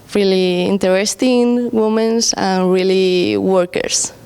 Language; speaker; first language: English; non-native, learner; Spanish